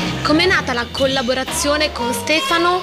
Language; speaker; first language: Italian; native; Italian